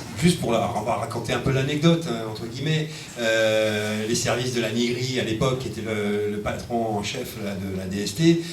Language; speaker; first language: French; native; French